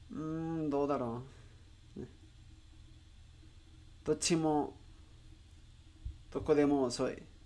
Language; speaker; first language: Japanese; non-native, learner; Spanish